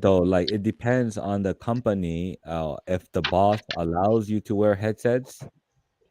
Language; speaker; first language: English; non-native, fluent; Korean